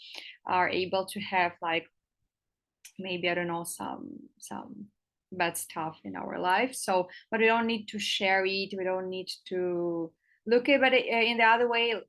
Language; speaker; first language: English; non-native, fluent; Russian